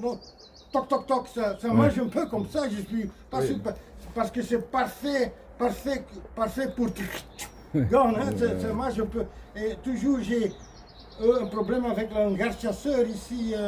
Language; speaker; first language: French; non-native, learner; Dutch